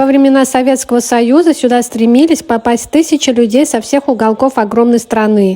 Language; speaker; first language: Russian; native; Russian